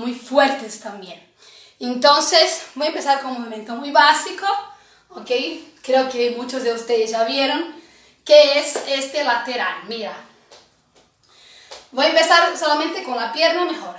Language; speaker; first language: Spanish; non-native, fluent; Portuguese